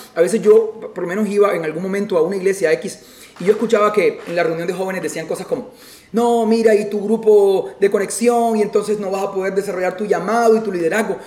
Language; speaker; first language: Spanish; native; Spanish